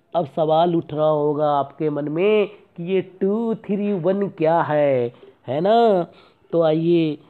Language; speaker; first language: Hindi; native; Hindi